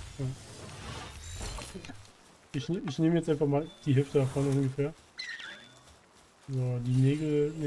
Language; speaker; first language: German; native; German